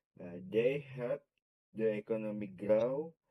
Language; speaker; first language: English; non-native, learner; Indonesian